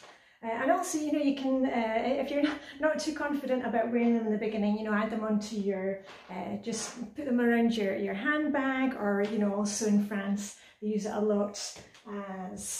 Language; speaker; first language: English; native; English